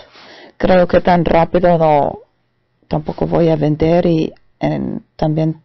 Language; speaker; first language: Spanish; non-native, fluent; German